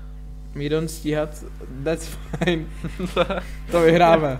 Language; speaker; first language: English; non-native, learner; Czech